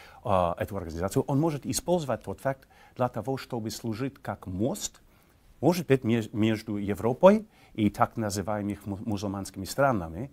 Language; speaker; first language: Russian; non-native, fluent; English